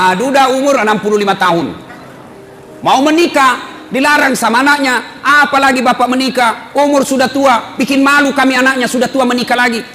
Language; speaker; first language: Indonesian; non-native, local second language; Buginese